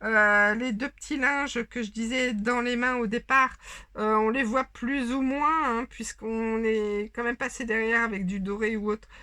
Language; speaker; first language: French; native; French